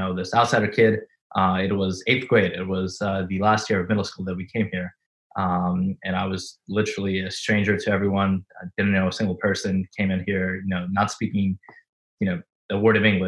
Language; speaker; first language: English; non-native, fluent; Russian